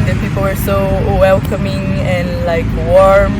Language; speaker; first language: English; non-native, fluent; Portuguese